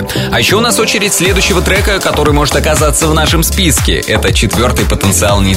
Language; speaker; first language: Russian; native; Russian